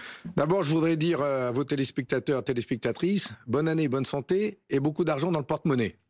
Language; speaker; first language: French; native; French